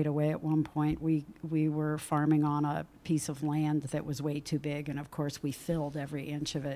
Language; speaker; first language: English; native; English